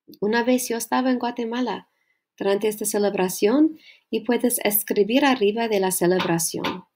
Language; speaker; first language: Spanish; non-native, learner; English